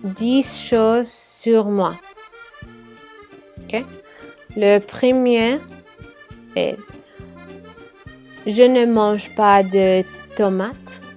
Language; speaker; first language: French; non-native, learner; Arabic